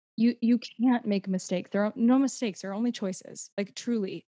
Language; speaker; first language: English; native; English